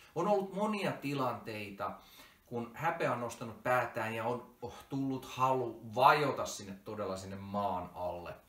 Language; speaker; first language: Finnish; native; Finnish